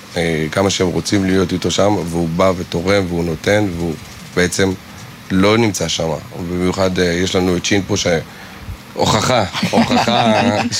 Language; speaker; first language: Hebrew; native; Hebrew